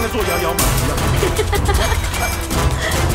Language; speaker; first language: Chinese; native; Chinese